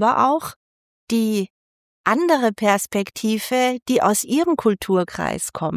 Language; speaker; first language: German; native; German